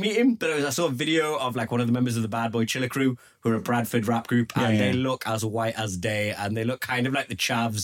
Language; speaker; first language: English; native; English